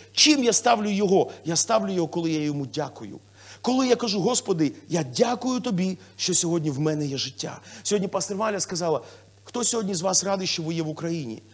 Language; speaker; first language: Ukrainian; non-native, local second language; Russian